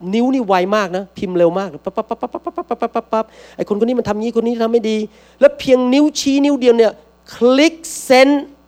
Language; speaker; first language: Thai; native; Thai